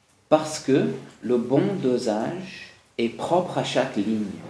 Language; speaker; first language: French; non-native, fluent; English